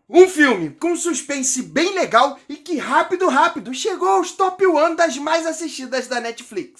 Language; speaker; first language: Portuguese; native; Portuguese